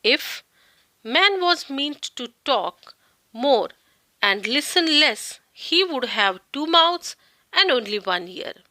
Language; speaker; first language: English; non-native, local second language; Marathi